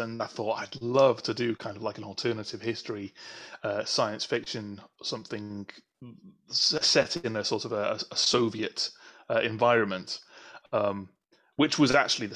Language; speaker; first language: English; native; English